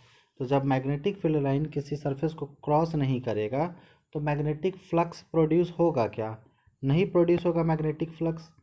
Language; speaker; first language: Hindi; native; Hindi